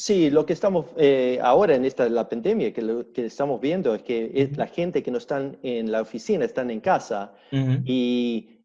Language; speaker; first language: Spanish; early bilingual, heritage; Spanish